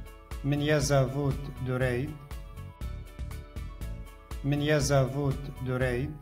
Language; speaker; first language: Russian; non-native, learner; Arabic